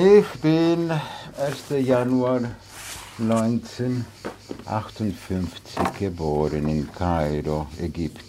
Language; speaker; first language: German; non-native, fluent; Greek